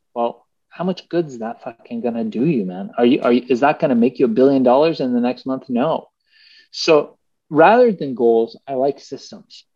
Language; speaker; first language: English; early bilingual, other home language; Persian